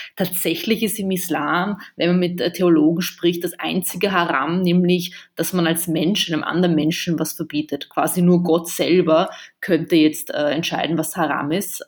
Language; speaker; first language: German; early bilingual, other home language; Bosnian